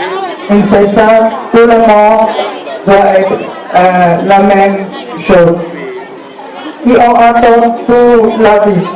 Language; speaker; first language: French; non-native, learner; German